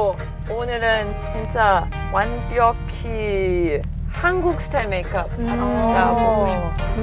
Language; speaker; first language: Korean; non-native, learner; German